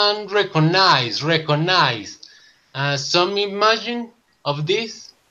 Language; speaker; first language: English; non-native, learner; Spanish